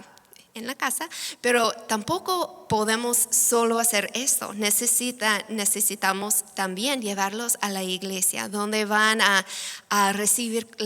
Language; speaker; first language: Spanish; non-native, fluent; English